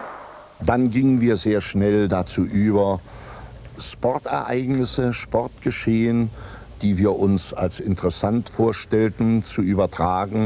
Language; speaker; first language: German; native; German